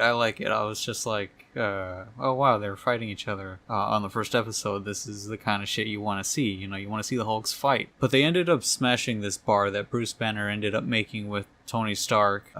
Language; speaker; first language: English; native; English